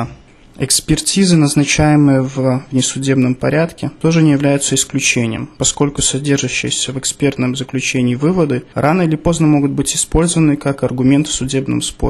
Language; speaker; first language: Russian; native; Russian